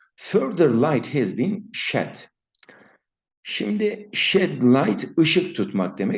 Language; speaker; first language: English; non-native, fluent; Turkish